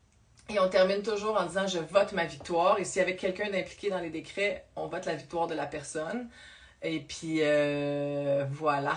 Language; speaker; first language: French; native; French